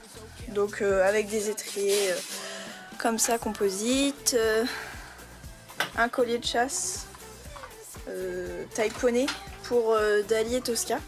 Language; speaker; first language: French; native; French